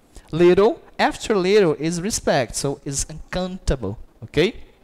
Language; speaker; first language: English; non-native, fluent; Portuguese